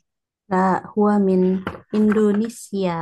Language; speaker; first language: Arabic; non-native, learner; Indonesian